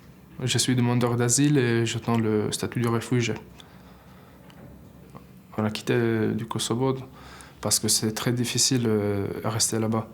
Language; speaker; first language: French; non-native, learner; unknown